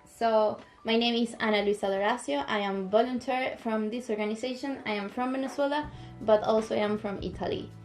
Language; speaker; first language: English; non-native, local second language; Spanish